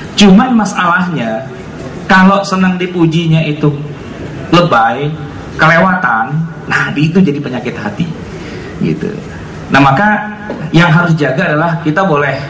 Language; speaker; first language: Indonesian; native; Indonesian